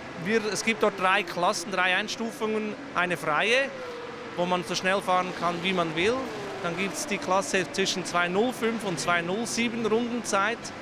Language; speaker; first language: German; native; German